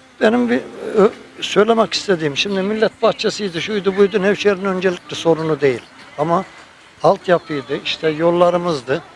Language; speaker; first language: Turkish; native; Turkish